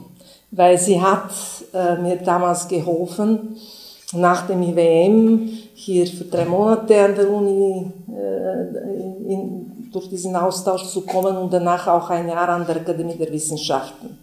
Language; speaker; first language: German; non-native, fluent; Bulgarian